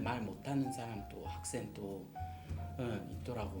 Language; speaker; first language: Korean; non-native, learner; Japanese